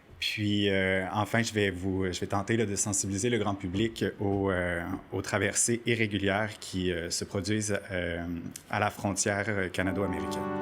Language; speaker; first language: French; native; French